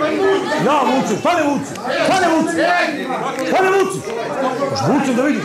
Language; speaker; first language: Serbian; native; Serbian